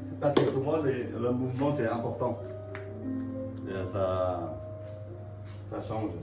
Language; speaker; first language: French; non-native, fluent; Vietnamese